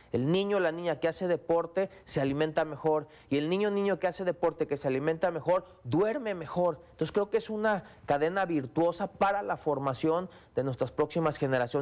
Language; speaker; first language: Spanish; native; Spanish